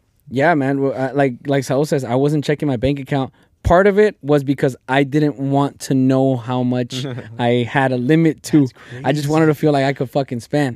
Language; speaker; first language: English; early bilingual, other home language; Spanish